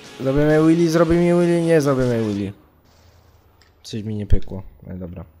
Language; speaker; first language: Polish; native; Polish